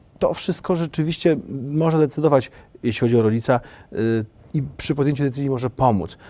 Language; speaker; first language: Polish; native; Polish